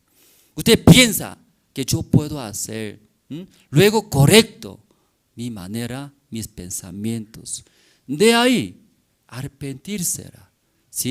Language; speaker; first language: Spanish; non-native, learner; Korean